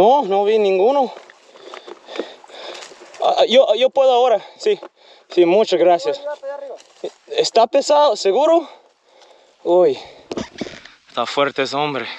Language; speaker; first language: Spanish; non-native, learner; English